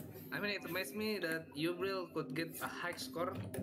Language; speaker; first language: English; non-native, learner; Indonesian